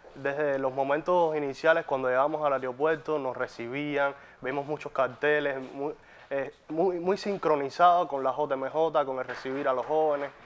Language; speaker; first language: Spanish; native; Spanish